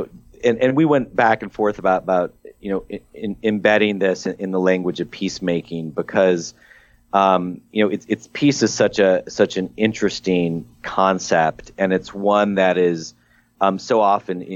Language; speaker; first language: English; native; English